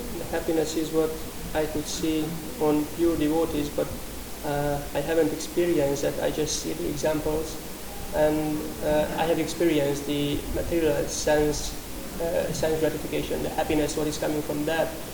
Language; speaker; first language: English; non-native, fluent; Hungarian